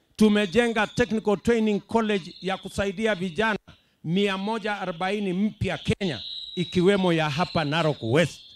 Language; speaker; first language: Swahili; non-native, local second language; Kalenjin